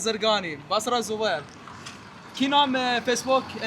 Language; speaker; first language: Arabic; native; Arabic